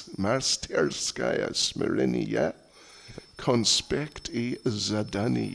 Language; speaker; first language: Russian; non-native, fluent; English